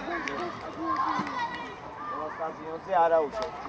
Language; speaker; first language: Georgian; native; Georgian